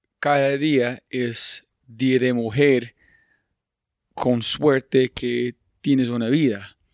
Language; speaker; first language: Spanish; non-native, fluent; English